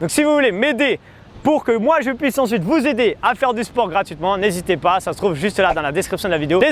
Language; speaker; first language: French; native; French